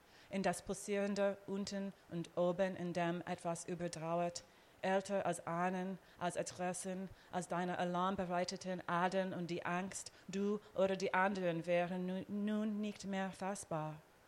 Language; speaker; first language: German; non-native, fluent; English